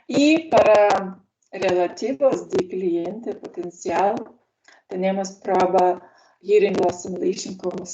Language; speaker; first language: Spanish; non-native, learner; Lithuanian